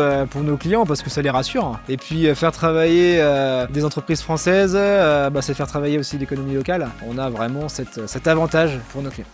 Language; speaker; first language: French; native; French